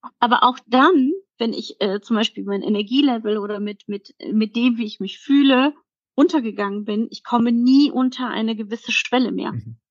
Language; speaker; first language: German; early bilingual, other home language; Polish